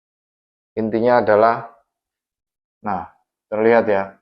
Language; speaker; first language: Indonesian; native; Indonesian